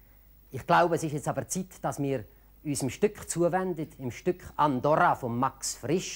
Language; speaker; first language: German; native; German